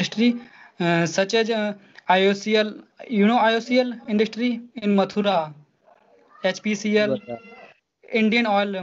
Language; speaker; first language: English; non-native, learner; Hindi